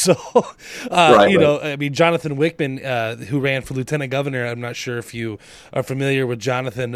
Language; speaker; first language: English; native; English